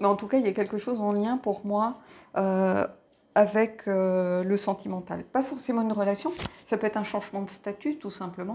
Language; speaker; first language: French; native; French